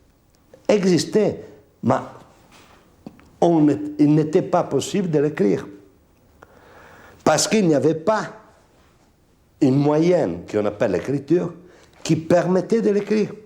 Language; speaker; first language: French; non-native, fluent; Italian